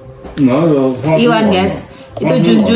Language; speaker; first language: Chinese; non-native, learner; Indonesian